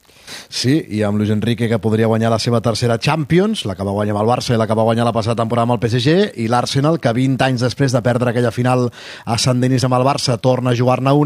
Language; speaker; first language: Catalan; native; Catalan